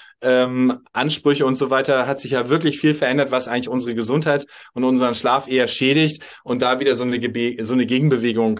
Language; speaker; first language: German; native; German